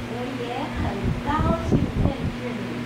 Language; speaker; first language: Chinese; non-native, learner; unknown